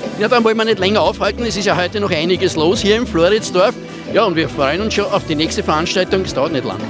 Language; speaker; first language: German; native; German